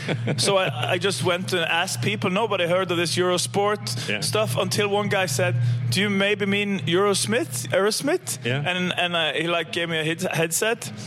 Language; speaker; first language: English; non-native, fluent; Norwegian